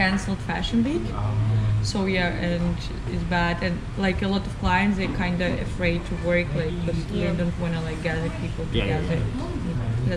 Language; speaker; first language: English; non-native, fluent; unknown